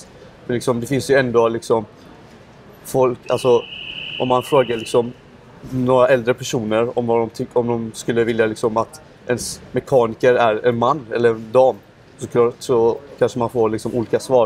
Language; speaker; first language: Swedish; native; Swedish